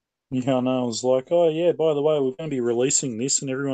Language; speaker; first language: English; native; English